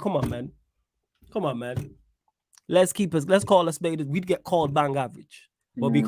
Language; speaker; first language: English; native; English